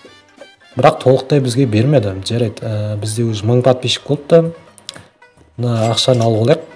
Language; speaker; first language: Kazakh; native; Kazakh